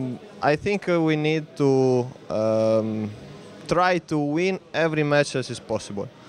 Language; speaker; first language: English; non-native, fluent; Italian